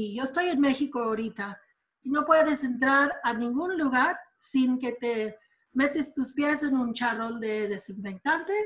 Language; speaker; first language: Spanish; early bilingual, other home language; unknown